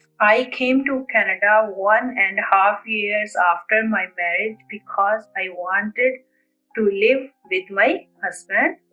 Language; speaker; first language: English; non-native, learner; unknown